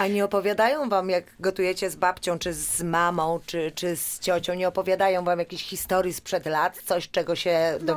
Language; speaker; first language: Polish; native; Polish